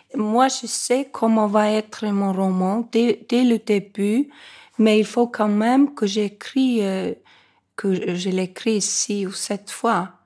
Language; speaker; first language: French; non-native, fluent; Icelandic